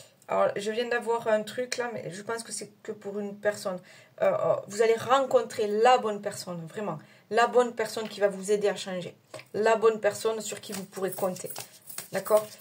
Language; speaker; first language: French; native; French